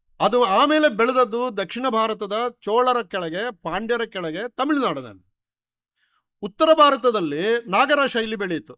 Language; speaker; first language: Kannada; non-native, local second language; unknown